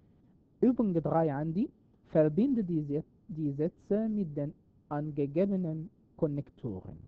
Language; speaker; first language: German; non-native, fluent; Arabic